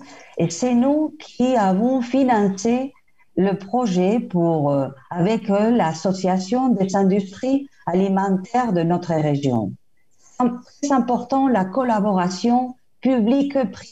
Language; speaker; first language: French; non-native, fluent; Spanish